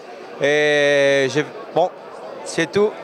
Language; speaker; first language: French; non-native, learner; Spanish